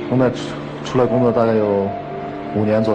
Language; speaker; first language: Chinese; native; Chinese